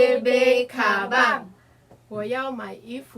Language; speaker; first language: Chinese; non-native, fluent; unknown